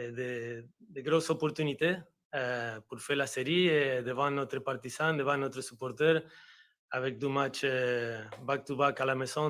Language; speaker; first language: French; non-native, fluent; Spanish